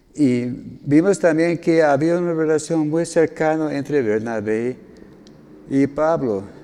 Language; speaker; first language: Spanish; non-native, fluent; English